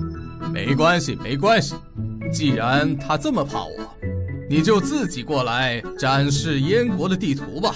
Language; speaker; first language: Chinese; native; Chinese